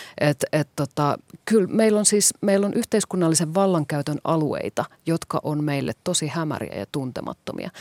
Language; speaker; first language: Finnish; native; Finnish